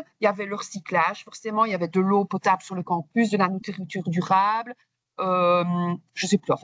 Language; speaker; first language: French; native; French